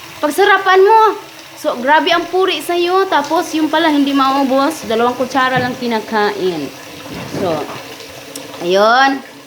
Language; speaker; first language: Filipino; non-native, local second language; Cebuano